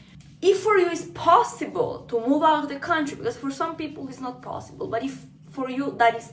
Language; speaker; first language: English; non-native, fluent; Spanish